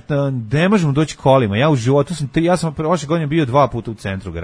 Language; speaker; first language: Serbian; native; Serbian